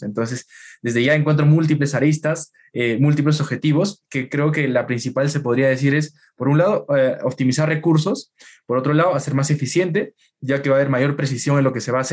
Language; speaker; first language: Spanish; native; Spanish